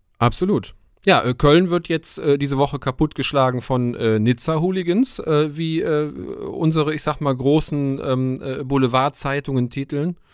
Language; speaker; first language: German; native; German